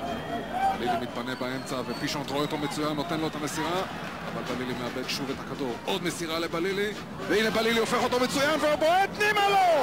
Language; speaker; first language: Hebrew; native; Hebrew